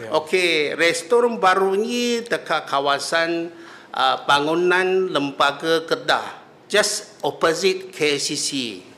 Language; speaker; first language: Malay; non-native, fluent; Chinese